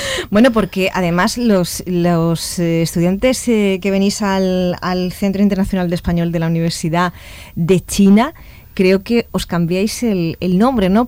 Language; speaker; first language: Spanish; native; Spanish